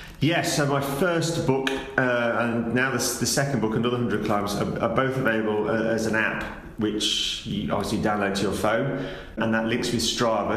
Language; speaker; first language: English; native; English